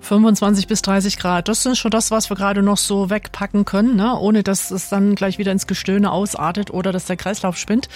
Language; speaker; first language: German; native; German